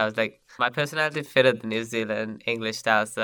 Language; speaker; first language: English; non-native, local second language; Sinhala